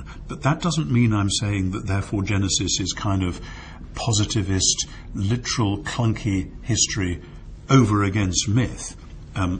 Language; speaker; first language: English; native; English